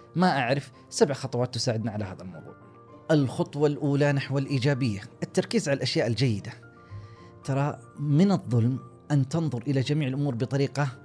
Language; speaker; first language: Arabic; native; Arabic